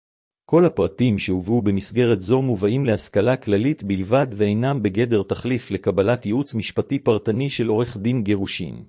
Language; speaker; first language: Hebrew; native; Hebrew